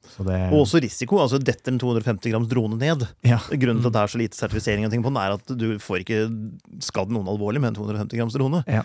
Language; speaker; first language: Norwegian; native; Norwegian